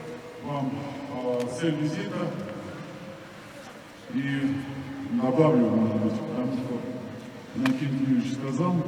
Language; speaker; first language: Russian; native; Russian